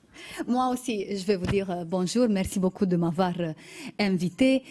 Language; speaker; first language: French; non-native, fluent; Romanian